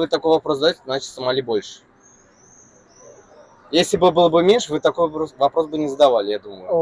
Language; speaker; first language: Russian; native; Russian